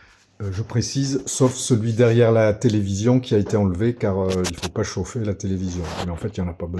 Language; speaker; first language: French; native; French